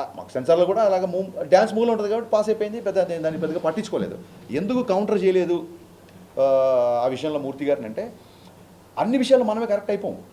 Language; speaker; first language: Telugu; native; Telugu